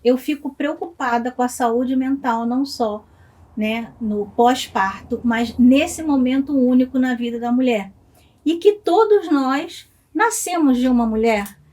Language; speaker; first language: Portuguese; native; Portuguese